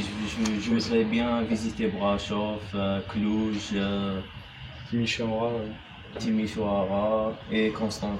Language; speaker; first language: French; non-native, local second language; Arabic